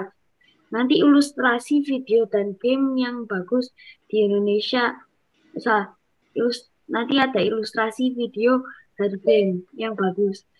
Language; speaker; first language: Indonesian; non-native, local second language; English